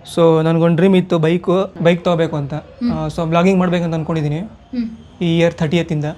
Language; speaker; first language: Kannada; non-native, fluent; Nepali